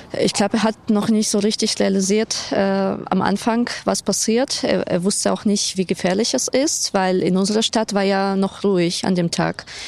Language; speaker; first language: German; non-native, fluent; Ukrainian